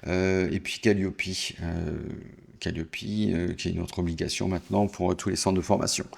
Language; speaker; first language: French; native; French